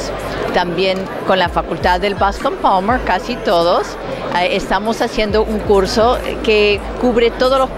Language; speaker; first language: Spanish; non-native, fluent; English